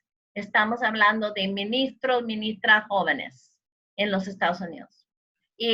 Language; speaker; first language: Spanish; non-native, fluent; English